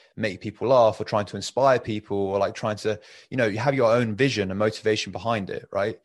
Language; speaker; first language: English; early bilingual, other home language; Persian